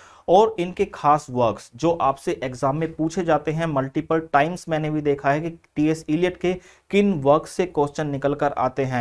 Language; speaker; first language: Hindi; native; Hindi